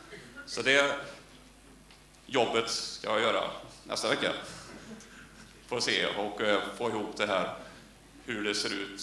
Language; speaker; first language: Swedish; native; Swedish